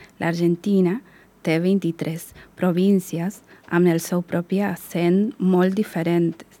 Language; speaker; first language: Catalan; non-native, learner; Spanish